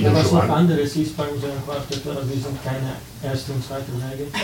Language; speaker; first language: German; non-native, fluent; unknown